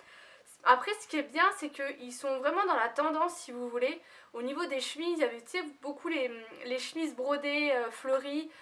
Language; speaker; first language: French; native; French